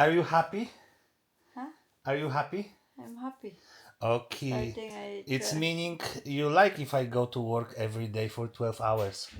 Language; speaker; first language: English; non-native, learner; Polish